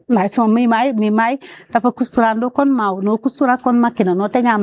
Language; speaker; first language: Portuguese; non-native, learner; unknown